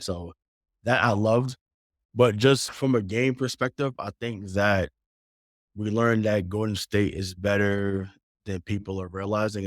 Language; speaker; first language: English; native; English